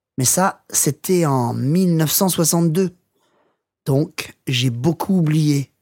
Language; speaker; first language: French; non-native, learner; English